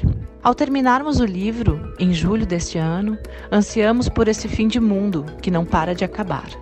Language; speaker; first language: Portuguese; native; Portuguese